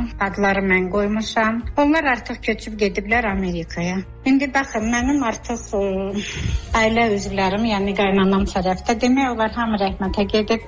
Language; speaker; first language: Azerbaijani; non-native, fluent; Georgian